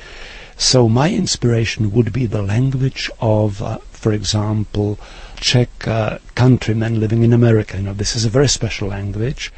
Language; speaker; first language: English; non-native, fluent; Czech